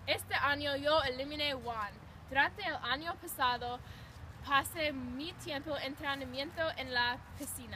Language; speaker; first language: Spanish; non-native, learner; English